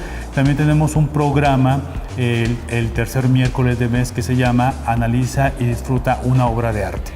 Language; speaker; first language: Spanish; native; Spanish